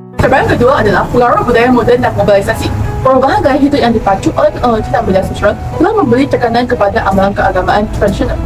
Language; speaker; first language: Malay; non-native, local second language; Chinese